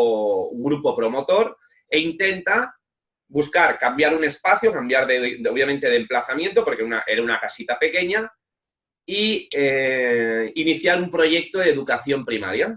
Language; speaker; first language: Spanish; native; Spanish